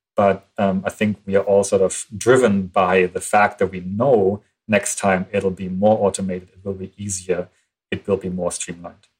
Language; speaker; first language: English; non-native, fluent; German